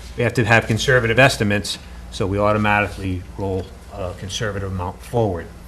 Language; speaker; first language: English; native; English